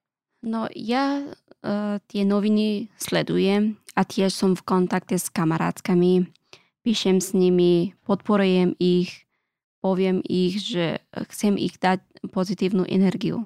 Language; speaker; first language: Slovak; non-native, learner; Pashto